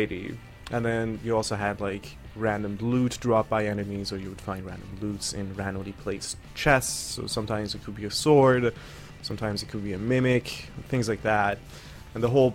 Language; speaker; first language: English; non-native, fluent; Persian